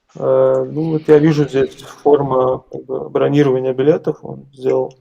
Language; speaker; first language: Russian; non-native, local second language; Ingush